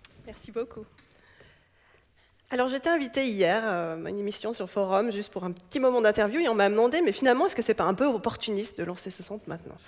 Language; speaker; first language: French; native; French